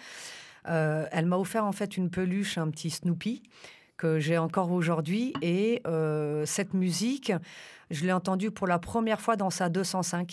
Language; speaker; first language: French; early bilingual, other home language; Romanian